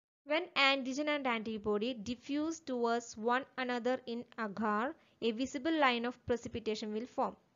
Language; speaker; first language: English; non-native, local second language; Malayalam